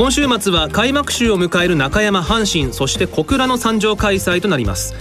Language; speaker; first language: Japanese; native; Japanese